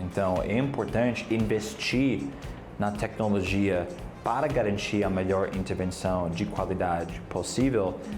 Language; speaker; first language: Portuguese; non-native, fluent; English